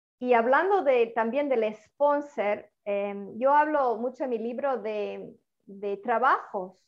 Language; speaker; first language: Spanish; non-native, fluent; Italian